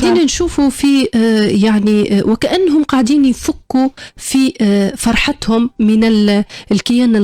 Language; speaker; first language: Arabic; native; Arabic